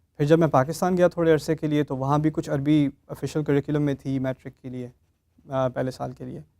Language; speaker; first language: Urdu; early bilingual, heritage; Urdu